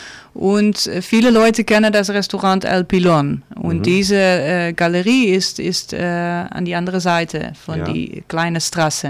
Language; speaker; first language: German; non-native, learner; Dutch